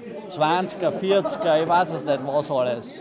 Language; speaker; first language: German; native; German